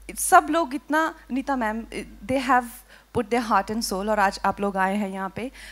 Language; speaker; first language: Hindi; native; Hindi